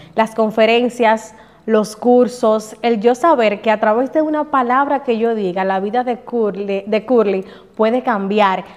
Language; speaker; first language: Spanish; native; Spanish